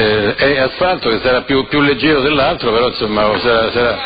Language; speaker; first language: Italian; native; Italian